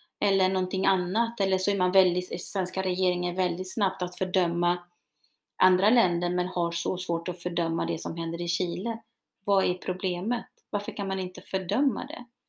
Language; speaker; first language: Swedish; early bilingual, other home language; Spanish